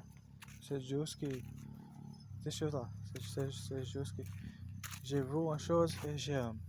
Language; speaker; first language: French; non-native, learner; Portuguese